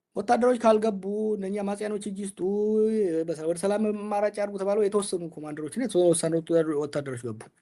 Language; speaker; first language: Amharic; non-native, local second language; Oromo